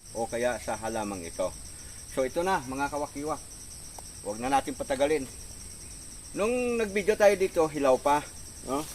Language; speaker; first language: Filipino; non-native, local second language; Hiligaynon